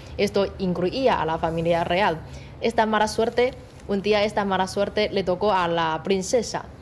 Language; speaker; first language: Spanish; non-native, fluent; Chinese